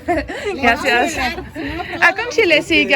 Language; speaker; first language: Spanish; non-native, learner; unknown